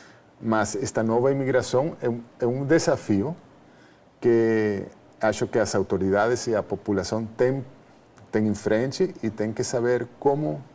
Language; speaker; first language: Portuguese; non-native, fluent; Spanish